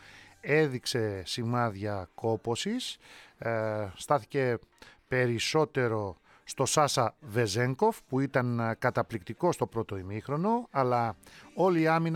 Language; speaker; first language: Greek; native; Greek